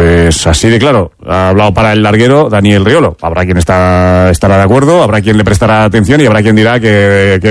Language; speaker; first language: Spanish; native; Spanish